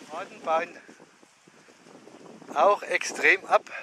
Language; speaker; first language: German; native; German